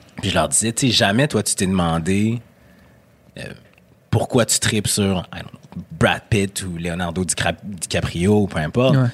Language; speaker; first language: French; native; French